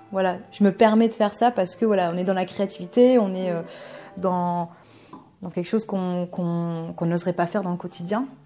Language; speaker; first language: French; early bilingual, other home language; Bulgarian